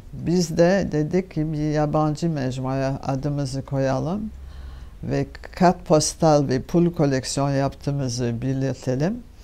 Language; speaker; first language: Turkish; non-native, fluent; French